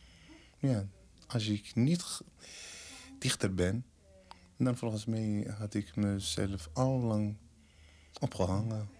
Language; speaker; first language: Dutch; non-native, learner; Berber languages